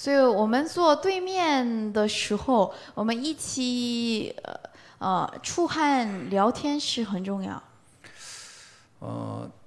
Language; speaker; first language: Chinese; non-native, learner; Korean